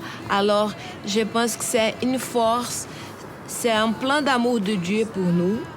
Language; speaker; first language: French; non-native, fluent; Portuguese